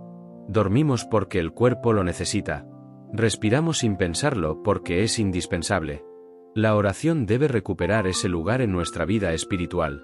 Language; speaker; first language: Spanish; native; Spanish